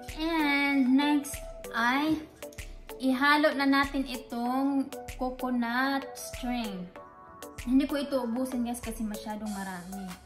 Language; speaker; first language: Filipino; non-native, local second language; Cebuano